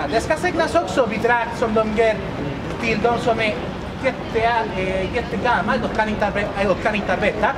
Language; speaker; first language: Swedish; non-native, learner; Spanish